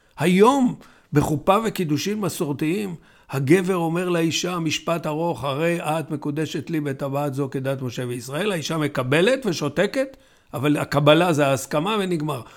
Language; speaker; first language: Hebrew; native; Hebrew